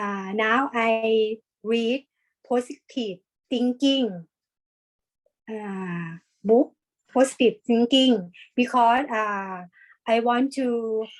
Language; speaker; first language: English; non-native, learner; Thai